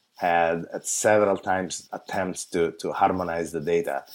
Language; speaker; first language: English; non-native, fluent; Italian